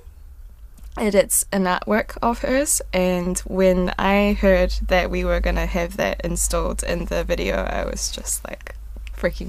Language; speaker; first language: English; non-native, local second language; Korean